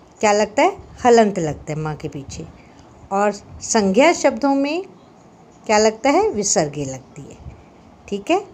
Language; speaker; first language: Hindi; native; Hindi